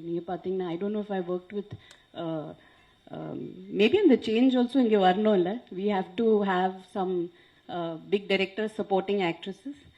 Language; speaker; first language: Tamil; non-native, local second language; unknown